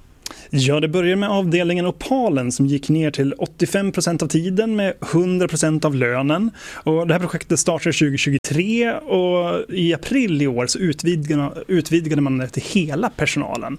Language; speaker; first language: Swedish; native; Swedish